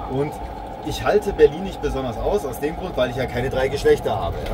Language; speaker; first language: German; native; German